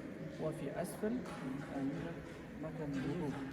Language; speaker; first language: Arabic; non-native, learner; Kazakh